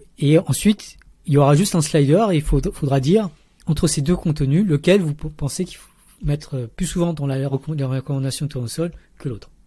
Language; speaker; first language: French; early bilingual, other home language; Vietnamese